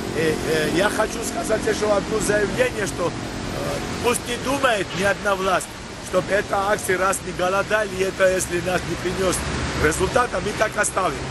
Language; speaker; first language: Russian; non-native, local second language; Georgian